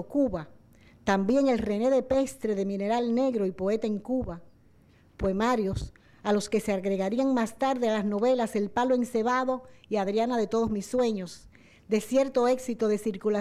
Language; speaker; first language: Spanish; native; Spanish